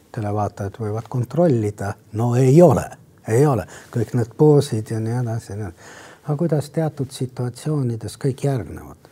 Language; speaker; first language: Estonian; non-native, local second language; Russian